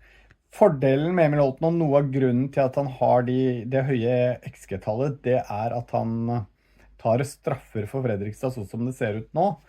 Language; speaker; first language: Norwegian; native; Norwegian